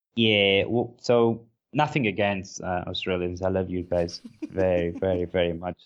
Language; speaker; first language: English; non-native, fluent; Portuguese